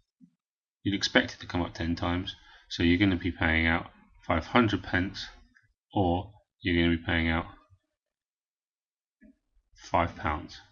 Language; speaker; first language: English; native; English